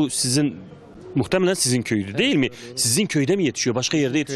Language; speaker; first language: Turkish; native; Turkish